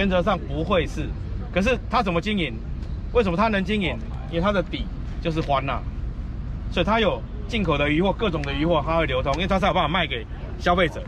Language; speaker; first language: Chinese; native; Chinese